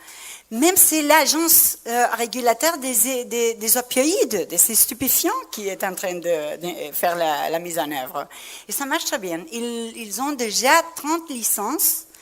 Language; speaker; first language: French; non-native, fluent; Spanish